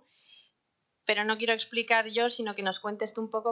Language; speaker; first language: Spanish; native; Spanish